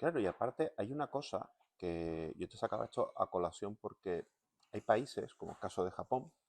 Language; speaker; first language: Spanish; native; Spanish